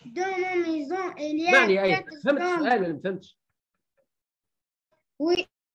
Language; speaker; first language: French; non-native, learner; Arabic